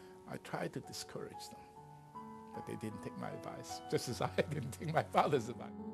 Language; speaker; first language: English; non-native, fluent; Chinese